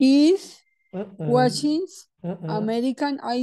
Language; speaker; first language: English; non-native, learner; Spanish